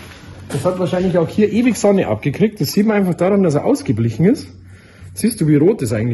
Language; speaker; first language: German; native; German